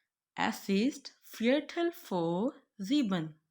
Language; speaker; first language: German; non-native, fluent; Urdu